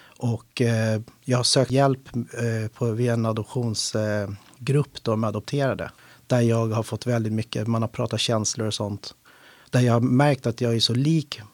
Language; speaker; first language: Swedish; native; Swedish